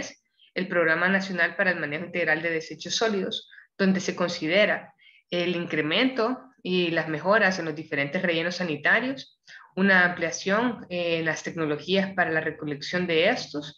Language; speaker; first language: Spanish; native; Spanish